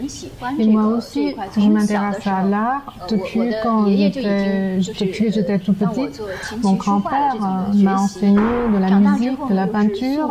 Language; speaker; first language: French; non-native, learner; Chinese